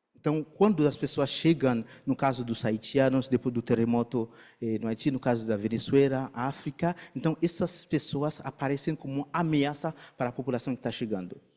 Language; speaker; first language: Portuguese; non-native, fluent; Haitian Creole